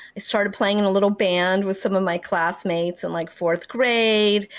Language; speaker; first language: English; native; English